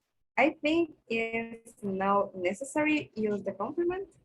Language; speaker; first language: English; non-native, learner; Spanish